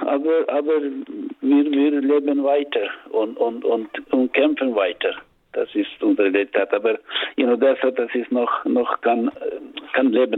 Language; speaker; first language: German; non-native, learner; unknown